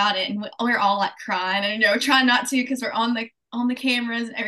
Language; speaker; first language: English; native; English